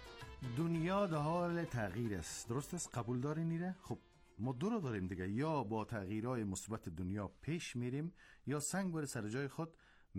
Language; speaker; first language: Persian; native; Persian